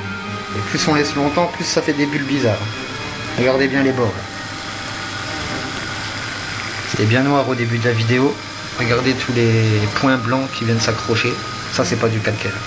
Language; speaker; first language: French; native; French